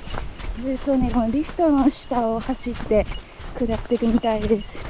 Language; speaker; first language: Japanese; native; Japanese